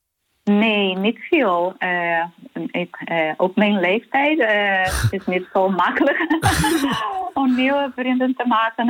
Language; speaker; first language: Dutch; non-native, learner; Portuguese